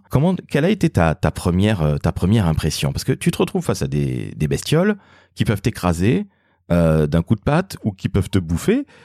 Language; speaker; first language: French; native; French